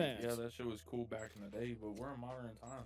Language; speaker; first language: English; native; English